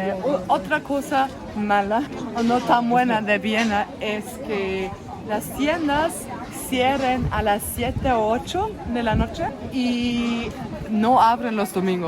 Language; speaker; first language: Spanish; non-native, fluent; German